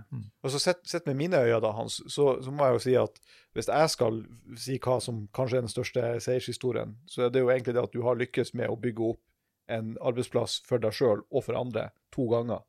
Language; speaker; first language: Norwegian; native; Norwegian